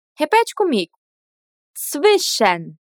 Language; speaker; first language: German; non-native, fluent; Portuguese